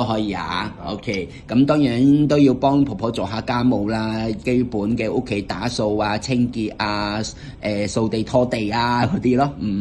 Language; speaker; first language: Cantonese; native; Cantonese